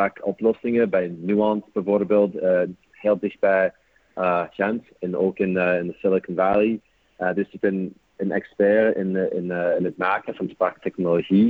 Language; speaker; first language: Dutch; non-native, fluent; English